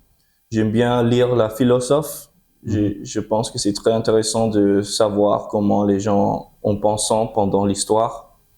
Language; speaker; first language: French; early bilingual, heritage; French